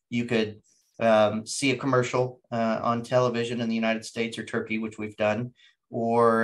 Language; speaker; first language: English; native; English